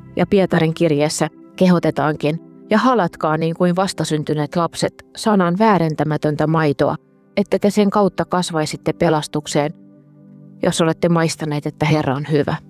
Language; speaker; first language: Finnish; native; Finnish